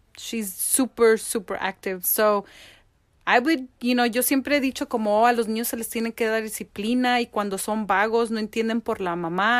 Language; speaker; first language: Spanish; early bilingual, heritage; Spanish